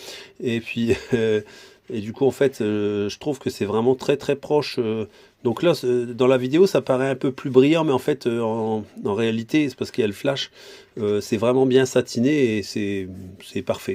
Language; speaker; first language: French; native; French